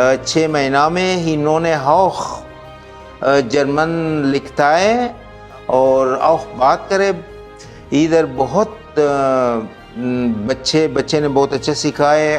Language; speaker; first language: Hindi; non-native, learner; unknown